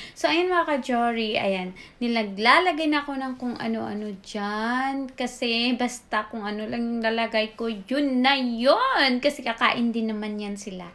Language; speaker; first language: Filipino; non-native, local second language; Cebuano